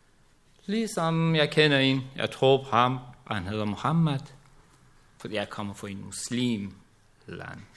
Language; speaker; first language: Danish; non-native, learner; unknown